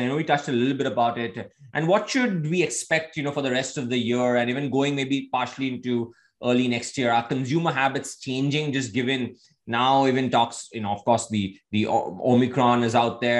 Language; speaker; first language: English; non-native, local second language; Hindi